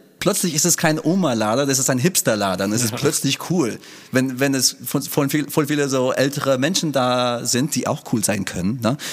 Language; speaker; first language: German; non-native, fluent; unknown